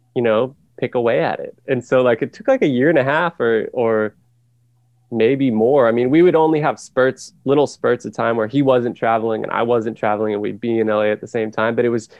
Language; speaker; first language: English; native; English